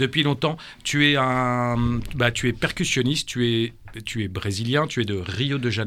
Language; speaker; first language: French; native; French